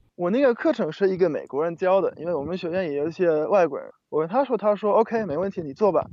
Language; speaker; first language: Chinese; non-native, fluent; German